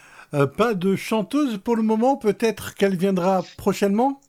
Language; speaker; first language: French; native; French